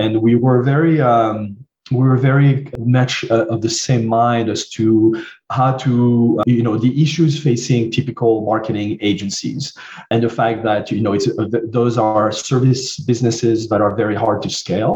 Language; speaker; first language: English; non-native, fluent; French